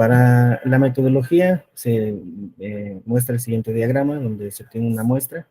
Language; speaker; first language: Spanish; native; Spanish